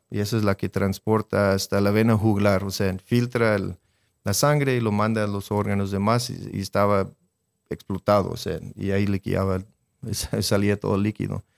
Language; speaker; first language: Spanish; non-native, fluent; English